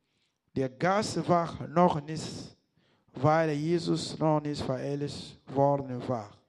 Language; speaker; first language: German; non-native, learner; Lingala